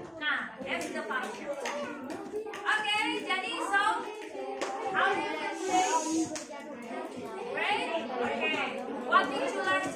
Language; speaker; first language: English; non-native, learner; Indonesian